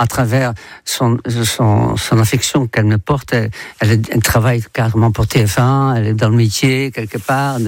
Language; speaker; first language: French; non-native, fluent; Dutch